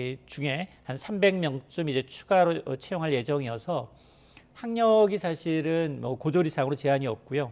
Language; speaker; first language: Korean; native; Korean